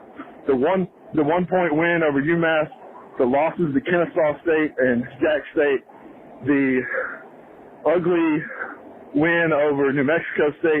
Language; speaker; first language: English; native; English